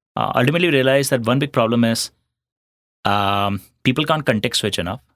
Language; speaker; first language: English; non-native, local second language; Hindi